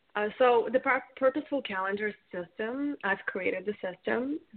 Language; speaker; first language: English; non-native, fluent; Russian